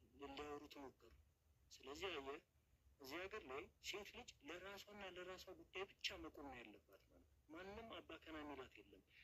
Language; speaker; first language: Amharic; native; Amharic